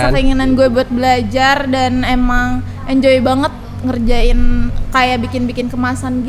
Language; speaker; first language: Indonesian; native; Indonesian